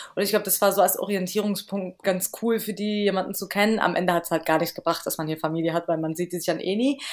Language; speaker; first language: German; early bilingual, other home language; Persian